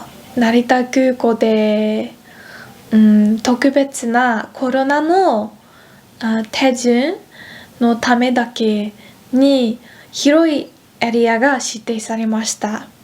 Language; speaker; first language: Japanese; non-native, fluent; Dutch